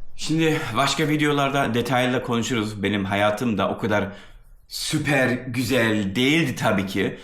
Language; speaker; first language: Turkish; early bilingual, heritage; Turkish